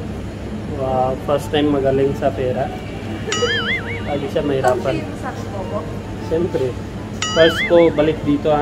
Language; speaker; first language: Filipino; non-native, learner; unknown